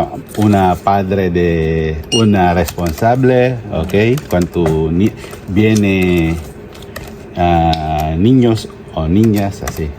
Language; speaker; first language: Spanish; non-native, learner; Filipino